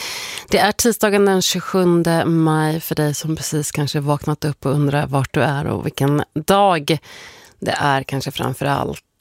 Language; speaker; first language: Swedish; native; Swedish